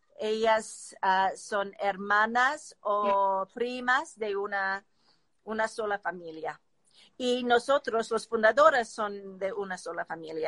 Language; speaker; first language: Spanish; non-native, learner; English